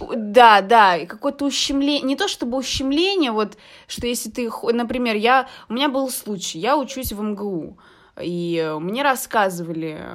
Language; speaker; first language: Russian; non-native, fluent; Arabic